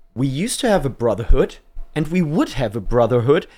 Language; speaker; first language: English; non-native, fluent; German